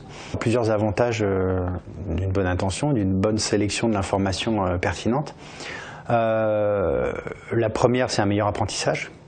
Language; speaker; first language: French; native; French